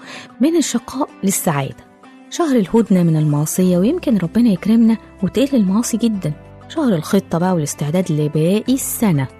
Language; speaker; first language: Arabic; native; Arabic